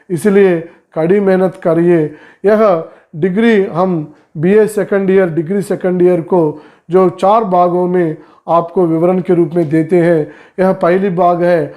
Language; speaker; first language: Hindi; non-native, local second language; Telugu